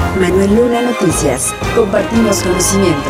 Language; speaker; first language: Spanish; native; Spanish